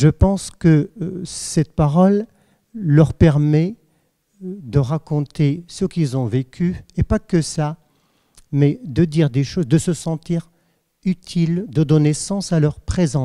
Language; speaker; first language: French; non-native, fluent; Arabic